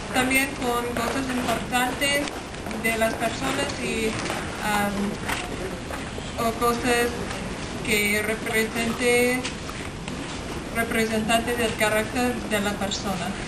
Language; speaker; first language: Spanish; non-native, learner; English